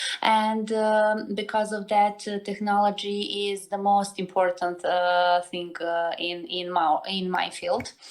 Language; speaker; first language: English; non-native, learner; Serbian